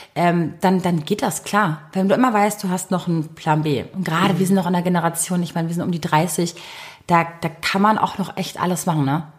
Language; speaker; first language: German; native; German